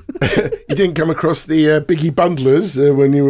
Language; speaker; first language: English; native; English